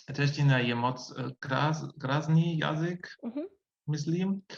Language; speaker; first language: Czech; non-native, learner; German